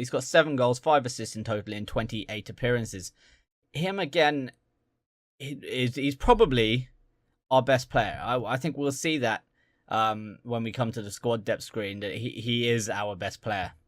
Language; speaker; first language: English; native; English